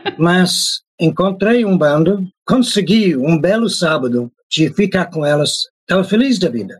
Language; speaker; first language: Portuguese; non-native, fluent; English